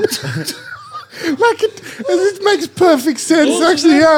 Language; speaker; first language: English; native; English